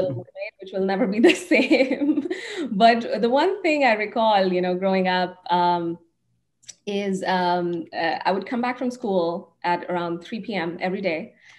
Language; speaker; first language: English; non-native, local second language; Hindi